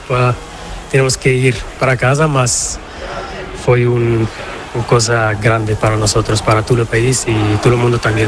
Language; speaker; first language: Spanish; non-native, learner; Portuguese